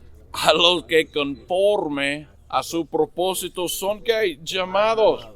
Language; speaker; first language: Spanish; non-native, fluent; English